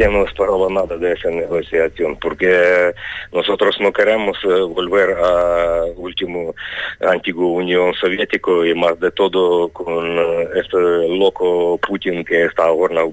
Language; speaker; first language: Spanish; non-native, fluent; Ukrainian